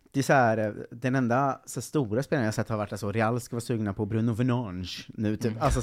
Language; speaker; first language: Swedish; native; Swedish